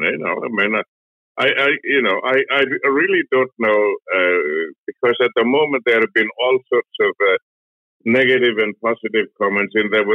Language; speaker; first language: English; non-native, local second language; Tamil